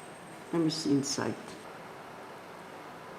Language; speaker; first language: English; non-native, learner; Italian